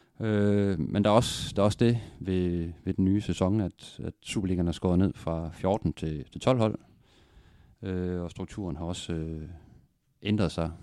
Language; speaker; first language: Danish; native; Danish